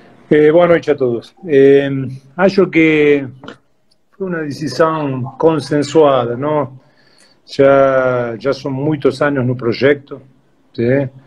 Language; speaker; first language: Portuguese; non-native, fluent; Spanish